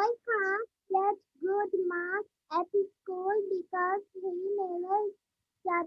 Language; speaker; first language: English; non-native, learner; Sinhala